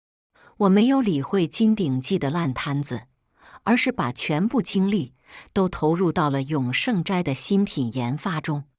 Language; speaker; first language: Chinese; native; Chinese